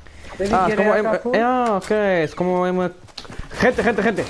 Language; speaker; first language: Spanish; non-native, learner; English